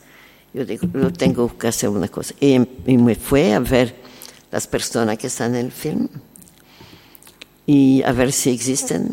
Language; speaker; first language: Spanish; non-native, learner; French